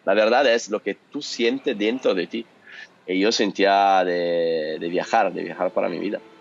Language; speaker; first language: Spanish; non-native, fluent; Italian